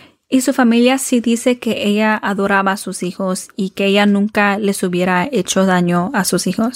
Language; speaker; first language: Spanish; early bilingual, heritage; Spanish